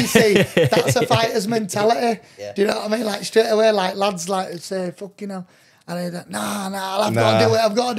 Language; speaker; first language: English; native; English